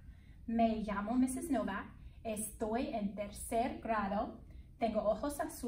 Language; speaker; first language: Spanish; non-native, fluent; English